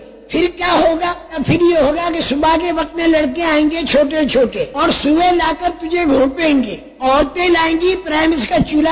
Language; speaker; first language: Urdu; native; Urdu